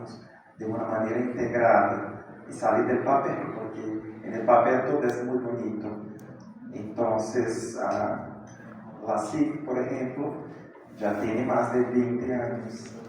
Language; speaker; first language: Spanish; non-native, fluent; Portuguese